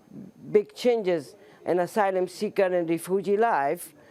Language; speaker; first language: English; non-native, learner; Persian